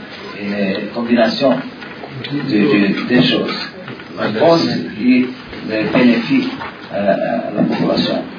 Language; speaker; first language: French; non-native, learner; Portuguese